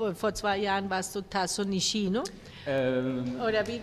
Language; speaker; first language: German; non-native, fluent; Spanish